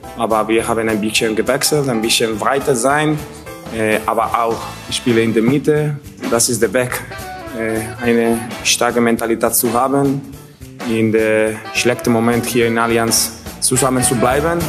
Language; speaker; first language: German; non-native, learner; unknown